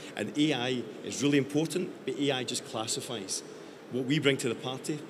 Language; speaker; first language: English; native; English